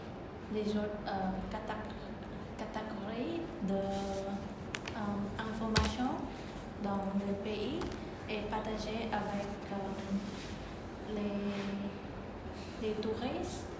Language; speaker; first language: French; non-native, learner; Khmer